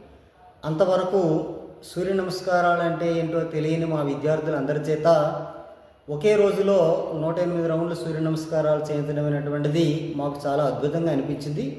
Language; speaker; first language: Telugu; native; Telugu